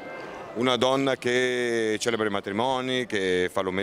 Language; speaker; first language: Italian; native; Italian